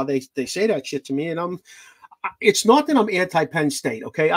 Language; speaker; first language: English; native; English